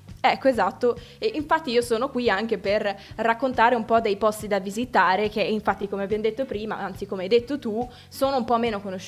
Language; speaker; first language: Italian; native; Italian